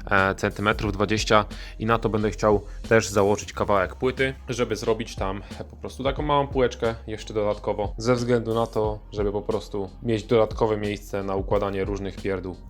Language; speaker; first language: Polish; native; Polish